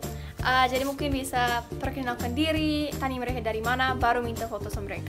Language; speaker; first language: Indonesian; non-native, fluent; English